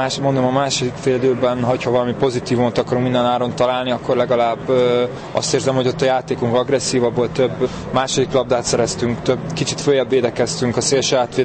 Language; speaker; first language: Hungarian; native; Hungarian